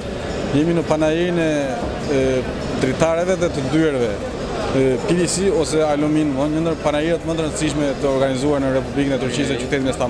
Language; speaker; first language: Albanian; native; Albanian